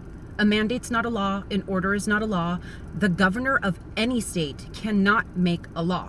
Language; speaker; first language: English; native; English